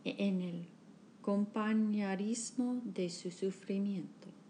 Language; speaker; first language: Spanish; non-native, learner; English